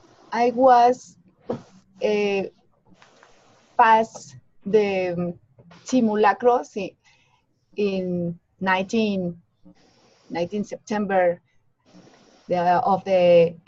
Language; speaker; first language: English; non-native, learner; Spanish